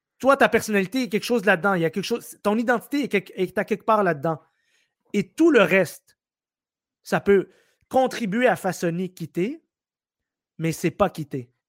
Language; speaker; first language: French; early bilingual, other home language; Arabic